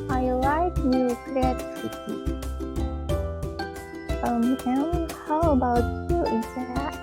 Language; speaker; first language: English; non-native, learner; Indonesian